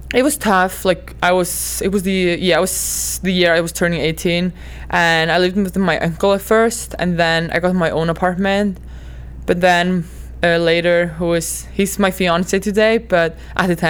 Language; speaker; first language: English; non-native, fluent; Icelandic